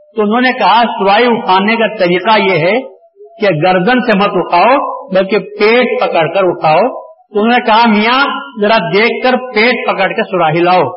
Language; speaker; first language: Urdu; native; Urdu